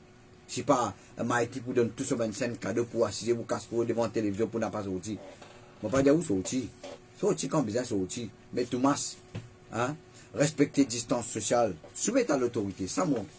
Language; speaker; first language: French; non-native, learner; Morisyen